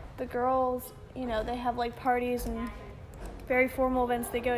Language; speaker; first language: English; native; English